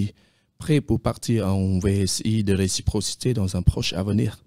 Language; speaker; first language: French; non-native, fluent; Khmer